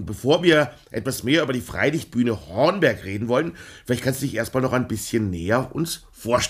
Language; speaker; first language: German; native; German